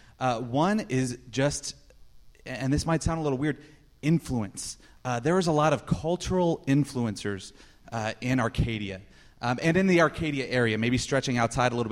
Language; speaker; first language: English; native; English